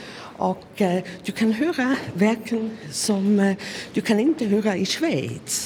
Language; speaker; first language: Swedish; non-native, learner; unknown